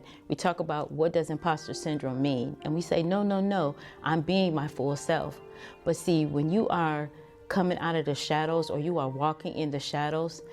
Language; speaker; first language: English; native; English